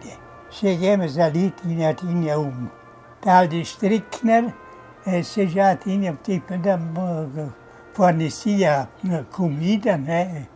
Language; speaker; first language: Portuguese; non-native, fluent; German